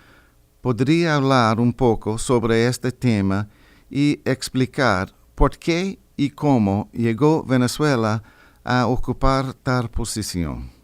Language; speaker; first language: Spanish; non-native, fluent; English